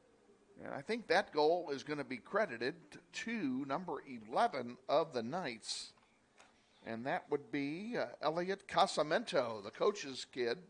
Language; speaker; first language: English; native; English